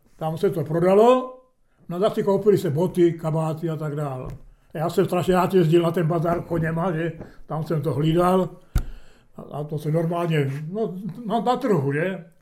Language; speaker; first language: Czech; early bilingual, heritage; Czech